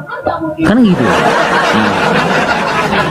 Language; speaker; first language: Indonesian; native; Indonesian